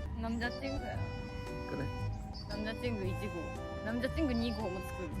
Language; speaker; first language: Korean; non-native, learner; Japanese